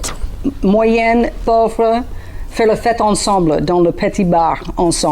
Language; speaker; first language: French; non-native, learner; English